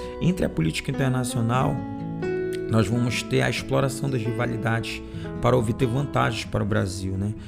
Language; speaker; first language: Portuguese; native; Portuguese